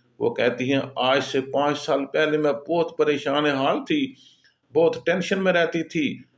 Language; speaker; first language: Urdu; native; Urdu